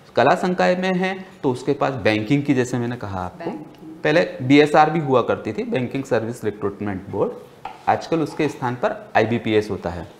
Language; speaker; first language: Hindi; native; Hindi